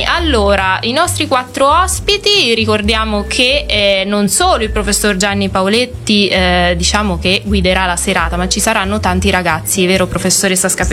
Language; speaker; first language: Italian; native; Italian